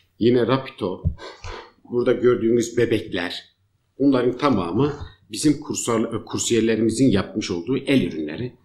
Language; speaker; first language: Turkish; native; Turkish